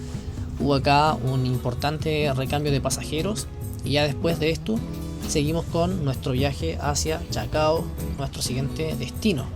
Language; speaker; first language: Spanish; native; Spanish